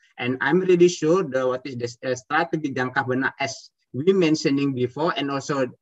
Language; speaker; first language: English; non-native, fluent; Indonesian